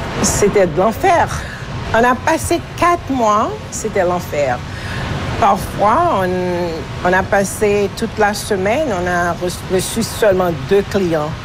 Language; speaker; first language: French; non-native, local second language; Haitian Creole